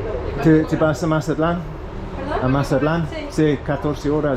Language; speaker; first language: Spanish; non-native, learner; English